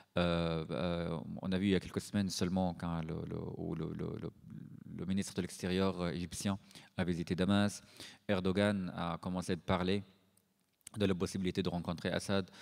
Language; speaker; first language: French; non-native, fluent; Arabic